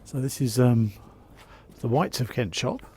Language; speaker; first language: English; native; English